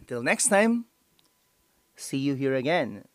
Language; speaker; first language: English; non-native, local second language; Filipino